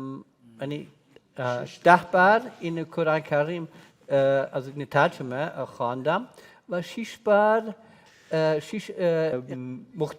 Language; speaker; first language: Persian; non-native, learner; German